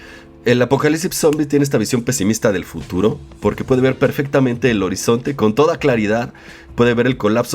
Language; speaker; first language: Spanish; native; Spanish